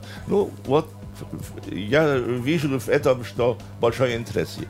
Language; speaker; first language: Russian; non-native, fluent; German